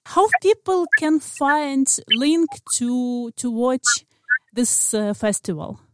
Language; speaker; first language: English; non-native, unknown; Ukrainian